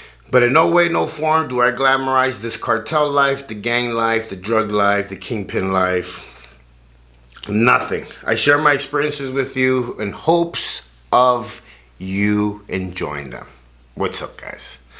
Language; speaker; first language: English; native; English